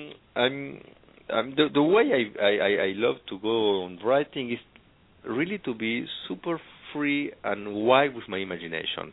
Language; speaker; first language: English; non-native, fluent; Spanish